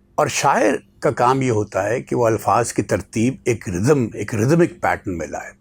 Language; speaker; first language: Urdu; native; Urdu